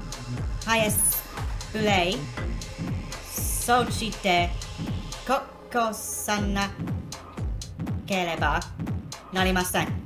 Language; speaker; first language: Japanese; non-native, learner; English